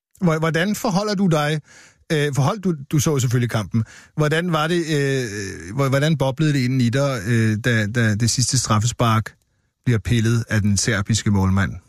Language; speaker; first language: Danish; native; Danish